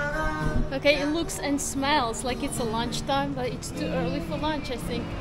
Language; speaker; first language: English; non-native, fluent; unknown